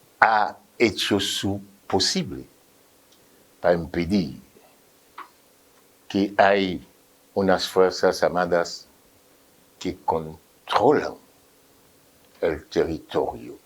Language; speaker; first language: Spanish; non-native, fluent; French